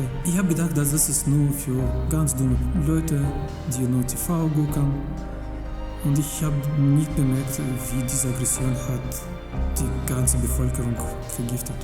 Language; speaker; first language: German; non-native, fluent; Russian